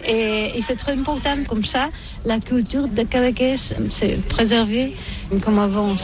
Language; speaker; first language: French; non-native, learner; Catalan